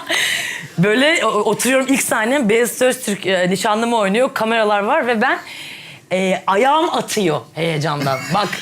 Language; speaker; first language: Turkish; native; Turkish